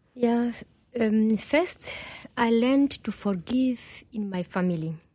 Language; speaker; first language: English; non-native, learner; Kinyarwanda